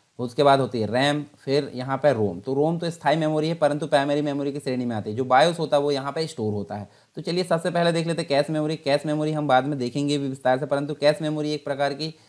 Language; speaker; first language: Hindi; native; Hindi